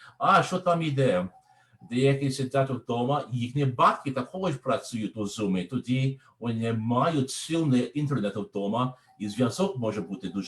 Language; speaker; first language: Ukrainian; non-native, learner; English